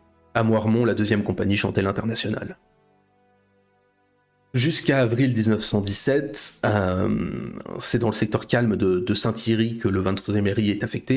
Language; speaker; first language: French; native; French